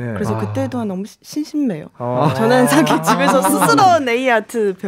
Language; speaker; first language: Korean; non-native, learner; Chinese